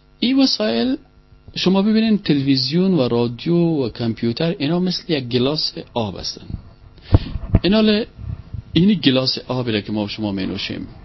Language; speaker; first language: Persian; native; Persian